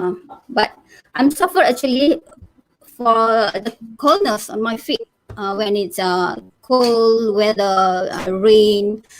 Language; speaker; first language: English; non-native, learner; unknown